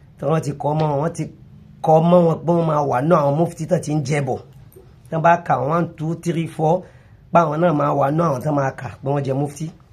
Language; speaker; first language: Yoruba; non-native, local second language; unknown